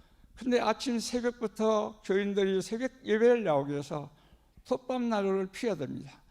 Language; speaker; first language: Korean; native; Korean